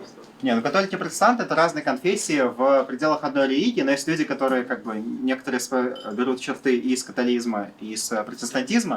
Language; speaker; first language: Russian; native; Russian